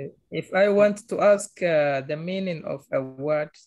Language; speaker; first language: English; non-native, fluent; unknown